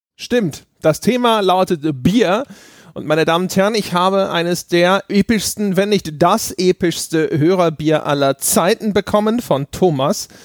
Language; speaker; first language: German; native; German